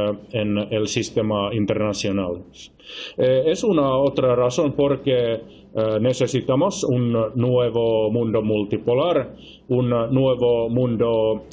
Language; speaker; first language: Spanish; non-native, fluent; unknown